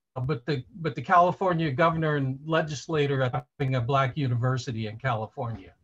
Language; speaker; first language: English; native; English